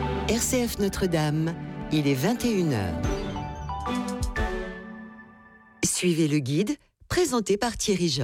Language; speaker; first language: French; native; French